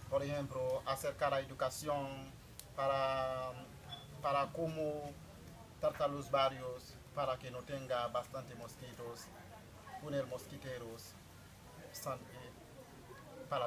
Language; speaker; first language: Spanish; non-native, fluent; Haitian Creole